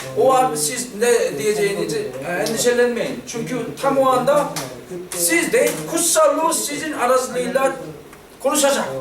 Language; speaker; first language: Turkish; non-native, fluent; Korean